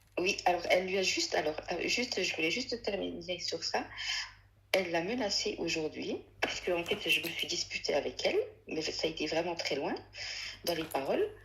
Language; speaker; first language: French; early bilingual, other home language; Arabic